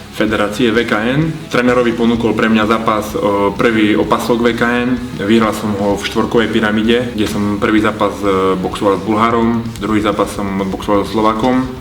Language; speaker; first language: Slovak; native; Slovak